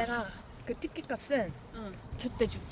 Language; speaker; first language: Korean; native; Korean